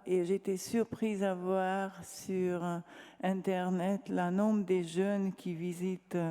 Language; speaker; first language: French; non-native, fluent; Hungarian